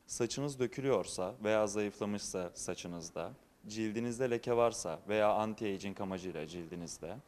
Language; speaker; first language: Turkish; native; Turkish